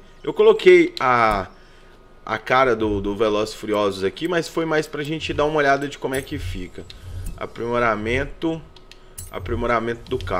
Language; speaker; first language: Portuguese; native; Portuguese